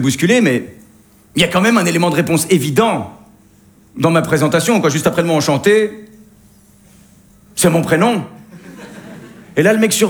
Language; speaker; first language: French; native; French